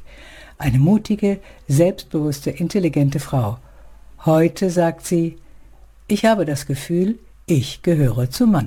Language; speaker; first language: German; native; German